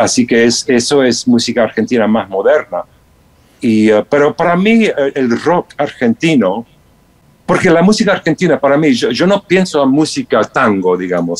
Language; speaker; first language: Spanish; non-native, fluent; English